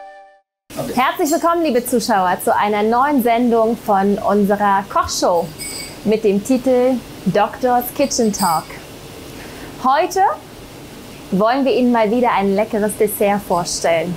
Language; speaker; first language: German; native; German